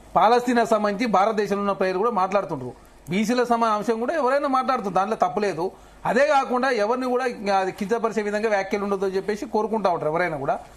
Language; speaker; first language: Telugu; native; Telugu